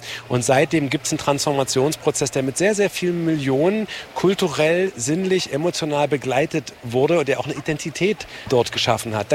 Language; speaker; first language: German; native; German